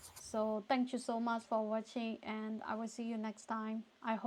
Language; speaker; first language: English; non-native, fluent; Burmese